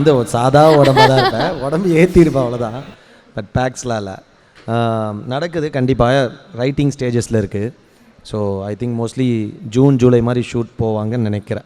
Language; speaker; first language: Tamil; native; Tamil